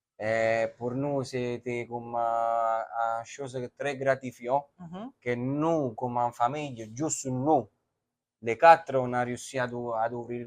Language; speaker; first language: French; non-native, learner; Italian